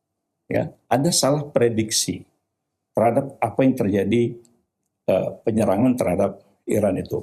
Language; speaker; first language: Indonesian; native; Indonesian